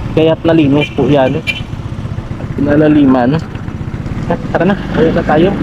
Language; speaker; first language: Filipino; non-native, local second language; Hiligaynon